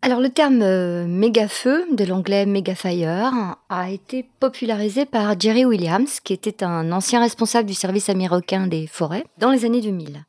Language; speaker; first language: French; native; French